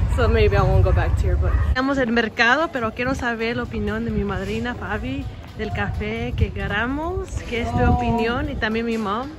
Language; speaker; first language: Spanish; early bilingual, heritage; Spanish